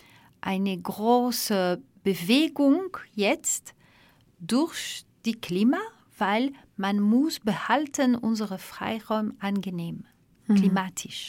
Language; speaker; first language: German; non-native, fluent; Dutch